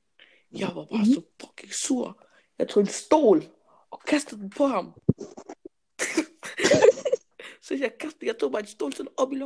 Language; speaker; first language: Danish; early bilingual, other home language; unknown